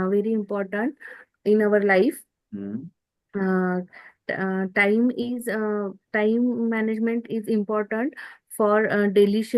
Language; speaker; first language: English; non-native, learner; Marathi